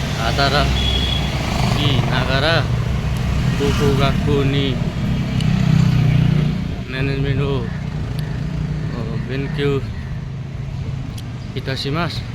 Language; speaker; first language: Japanese; non-native, learner; Nepali